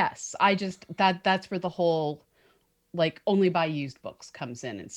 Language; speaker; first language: English; native; English